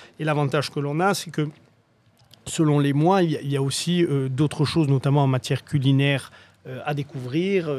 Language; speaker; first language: French; native; French